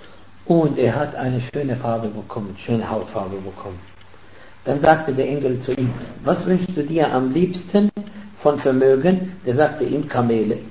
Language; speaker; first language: German; non-native, fluent; Arabic